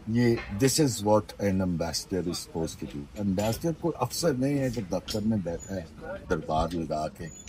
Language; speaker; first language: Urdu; non-native, local second language; Punjabi